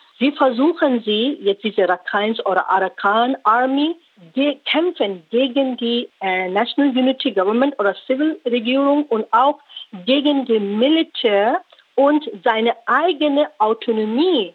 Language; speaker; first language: German; non-native, learner; Rohingya